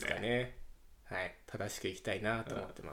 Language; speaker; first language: Japanese; native; Japanese